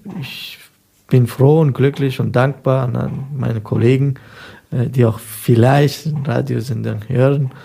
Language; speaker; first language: German; non-native, fluent; Persian